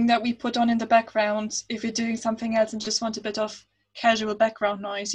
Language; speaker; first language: English; non-native, fluent; German